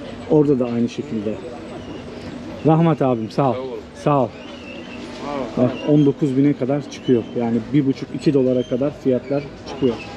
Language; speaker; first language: Turkish; native; Turkish